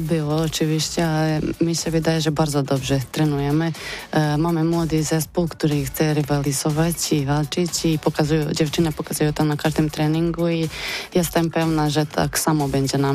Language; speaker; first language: Polish; non-native, fluent; Serbian